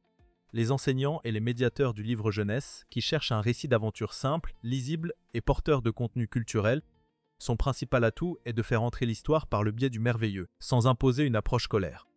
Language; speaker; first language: French; native; French